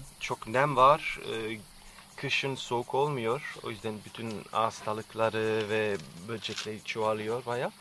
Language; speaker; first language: Turkish; non-native, fluent; French